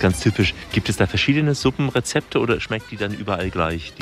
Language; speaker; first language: German; native; German